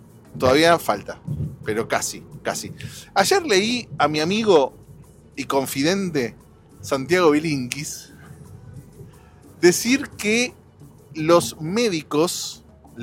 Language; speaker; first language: Spanish; native; Spanish